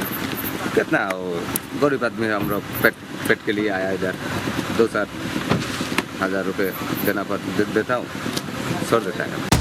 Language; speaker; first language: Hindi; non-native, learner; Bangla